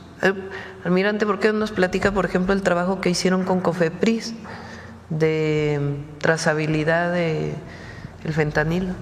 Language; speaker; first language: Spanish; native; Spanish